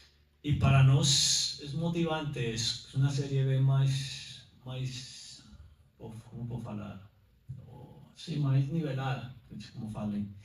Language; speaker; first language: Portuguese; non-native, learner; Spanish